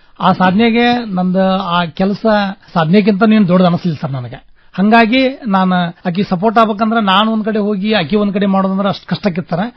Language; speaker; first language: Kannada; native; Kannada